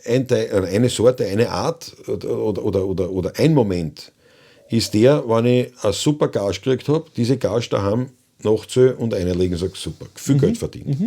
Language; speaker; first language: German; native; German